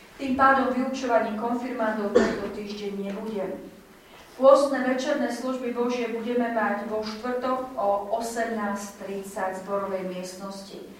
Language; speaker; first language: Slovak; native; Slovak